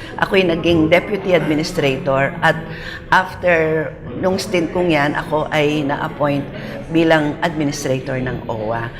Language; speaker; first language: Filipino; non-native, local second language; Pampanga